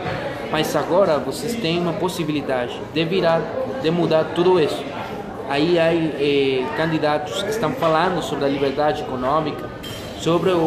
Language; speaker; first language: Portuguese; non-native, fluent; Spanish